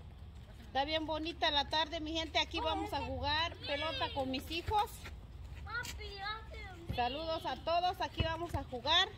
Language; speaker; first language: Spanish; native; Spanish